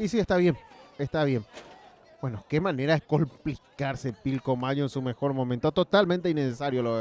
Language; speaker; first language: Spanish; native; Spanish